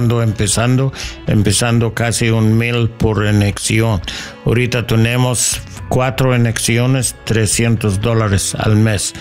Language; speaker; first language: Spanish; non-native, learner; English